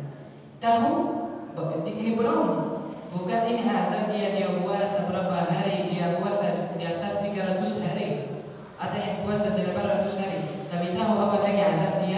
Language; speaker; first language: Indonesian; non-native, learner; Arabic